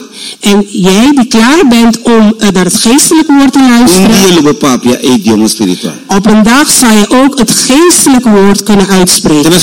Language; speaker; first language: Dutch; non-native, local second language; Papiamento